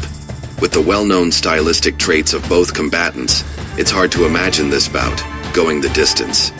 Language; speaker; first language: English; native; English